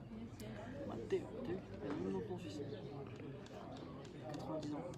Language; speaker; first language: French; native; French